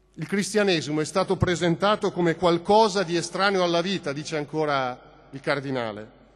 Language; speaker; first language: Italian; native; Italian